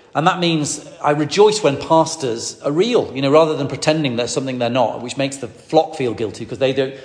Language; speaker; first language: English; native; English